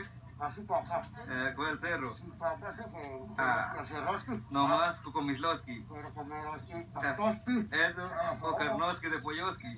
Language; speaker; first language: Spanish; non-native, local second language; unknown